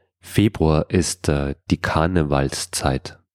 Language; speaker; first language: German; non-native, fluent; Chinese